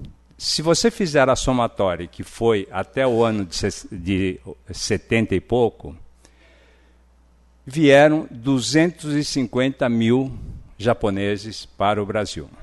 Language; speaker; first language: Portuguese; early bilingual, other home language; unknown